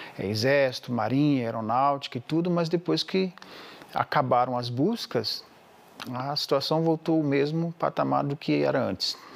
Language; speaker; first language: Portuguese; non-native, local second language; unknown